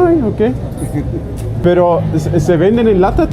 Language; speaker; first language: Spanish; non-native, learner; German